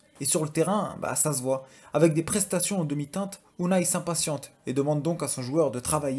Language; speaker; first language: French; native; French